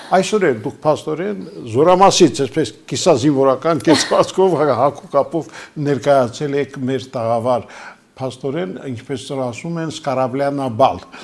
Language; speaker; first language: Armenian; native; Armenian